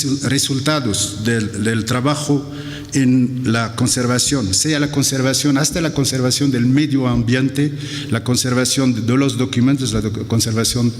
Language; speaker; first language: Spanish; non-native, fluent; Arabic